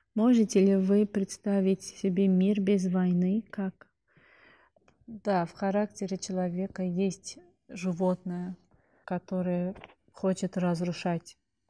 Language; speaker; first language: Russian; non-native, fluent; Azerbaijani